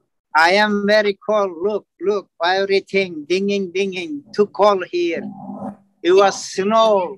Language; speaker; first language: English; non-native, learner; Turkish